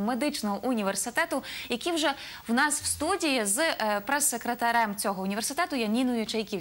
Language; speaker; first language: Ukrainian; native; Ukrainian